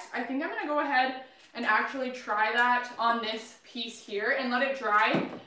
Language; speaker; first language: English; native; English